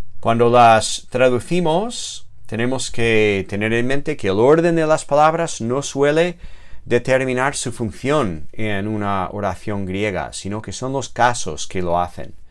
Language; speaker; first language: Spanish; non-native, fluent; English